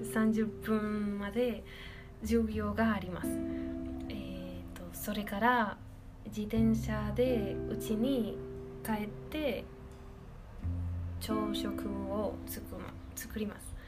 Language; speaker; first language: Japanese; non-native, learner; Spanish